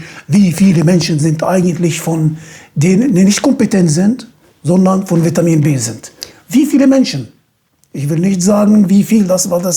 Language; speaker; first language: German; non-native, fluent; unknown